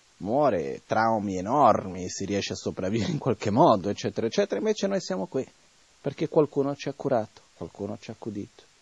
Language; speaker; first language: Italian; non-native, fluent; Portuguese